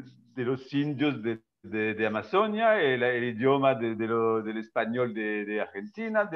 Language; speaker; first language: Spanish; non-native, fluent; French